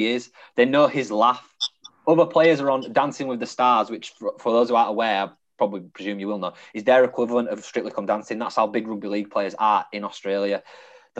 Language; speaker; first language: English; native; English